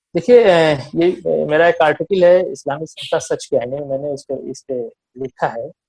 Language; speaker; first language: Hindi; native; Hindi